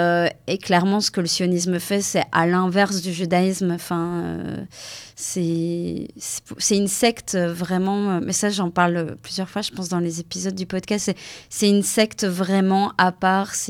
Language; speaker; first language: French; native; French